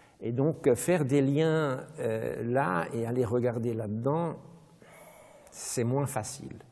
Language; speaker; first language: French; non-native, local second language; Dutch